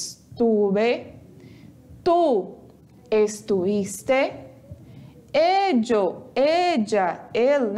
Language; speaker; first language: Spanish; non-native, fluent; Portuguese